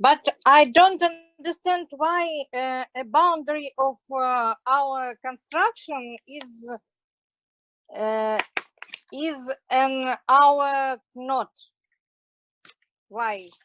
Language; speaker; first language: English; non-native, learner; Russian